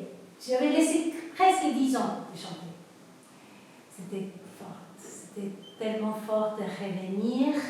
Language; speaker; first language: French; non-native, fluent; Spanish